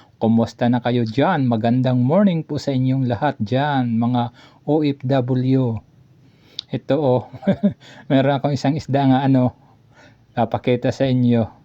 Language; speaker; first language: Filipino; non-native, local second language; Waray